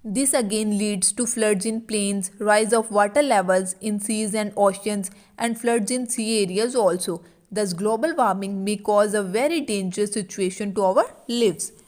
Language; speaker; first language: English; non-native, local second language; Punjabi